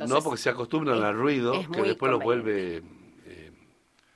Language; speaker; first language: Spanish; native; Spanish